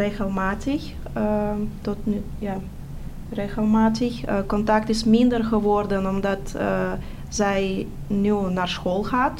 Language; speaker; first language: Dutch; non-native, fluent; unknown